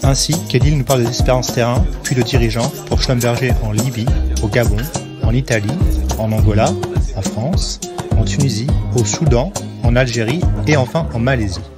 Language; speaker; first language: French; native; French